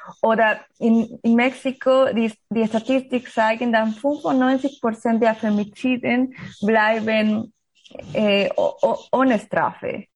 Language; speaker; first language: German; non-native, learner; Spanish